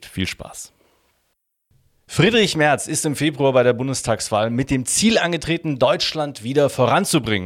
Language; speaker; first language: German; native; German